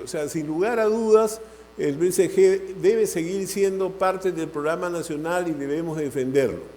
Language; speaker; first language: Spanish; native; Spanish